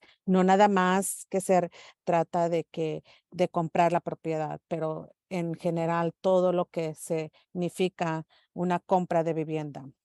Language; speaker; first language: Spanish; early bilingual, heritage; English